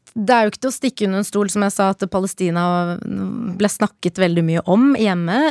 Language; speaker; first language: Norwegian; early bilingual, other home language; Arabic